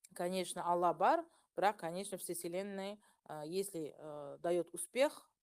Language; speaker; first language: Russian; non-native, local second language; Kazakh